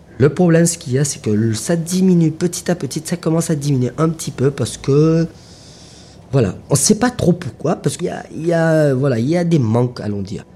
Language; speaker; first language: French; non-native, local second language; Morisyen